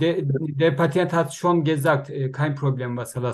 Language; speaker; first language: German; non-native, learner; Turkish